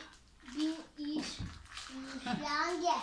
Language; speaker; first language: German; non-native, learner; Ukrainian